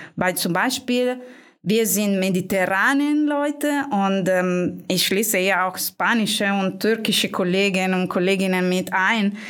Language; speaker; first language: German; non-native, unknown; Italian